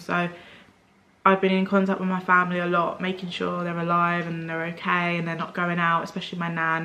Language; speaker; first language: English; native; English